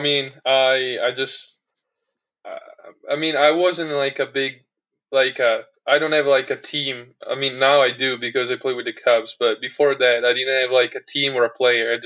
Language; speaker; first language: English; non-native, fluent; Italian